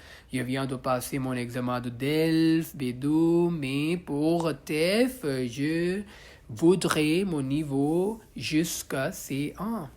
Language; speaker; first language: French; non-native, learner; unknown